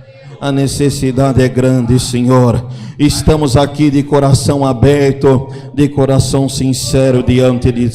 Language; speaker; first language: Portuguese; native; Portuguese